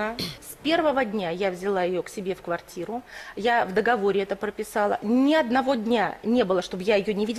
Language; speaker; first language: Russian; native; Russian